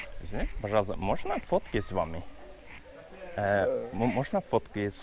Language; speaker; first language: Russian; non-native, learner; Norwegian